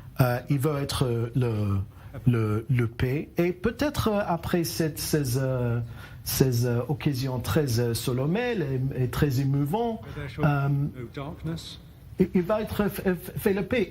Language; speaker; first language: French; non-native, learner; English